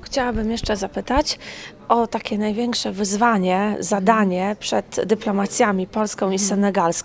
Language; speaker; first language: Polish; native; Polish